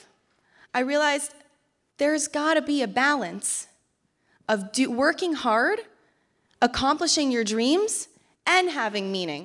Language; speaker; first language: English; native; English